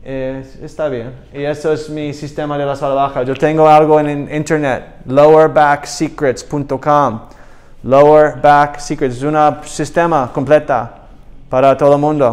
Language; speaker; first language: Spanish; non-native, learner; English